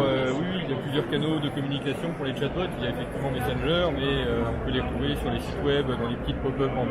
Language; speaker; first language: French; native; French